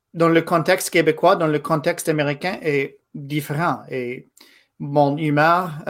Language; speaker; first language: French; non-native, fluent; English